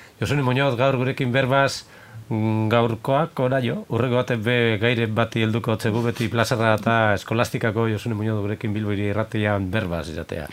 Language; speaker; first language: Basque; native; Basque